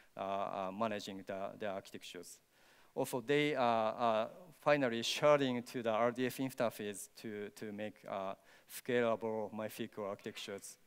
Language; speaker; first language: English; non-native, learner; Japanese